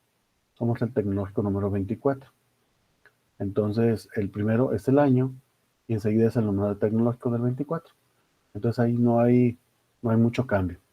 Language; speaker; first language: Spanish; native; Spanish